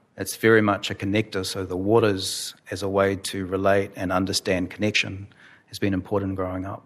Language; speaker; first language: English; native; English